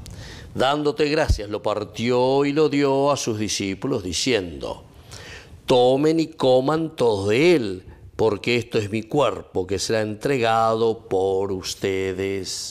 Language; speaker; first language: Spanish; native; Spanish